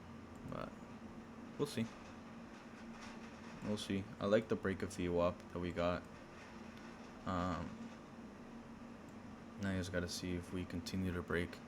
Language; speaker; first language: English; early bilingual, other home language; Spanish